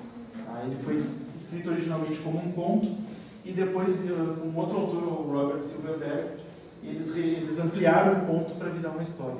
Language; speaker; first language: Portuguese; native; Portuguese